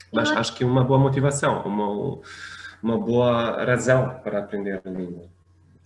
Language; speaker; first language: Portuguese; non-native, fluent; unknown